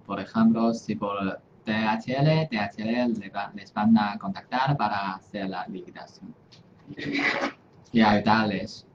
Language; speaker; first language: Spanish; non-native, fluent; Chinese